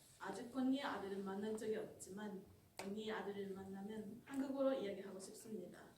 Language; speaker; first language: Korean; non-native, fluent; Japanese